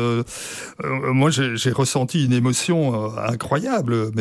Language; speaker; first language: French; native; French